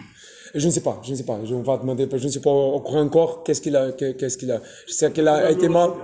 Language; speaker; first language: French; non-native, fluent; Portuguese